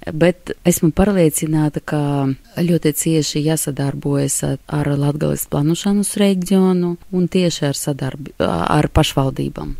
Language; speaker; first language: Latvian; non-native, local second language; Russian